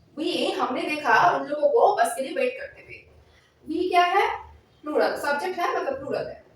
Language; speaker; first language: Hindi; non-native, local second language; Bangla